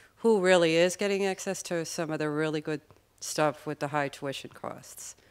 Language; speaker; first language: English; native; English